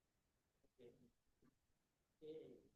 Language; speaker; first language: English; non-native, learner; Indonesian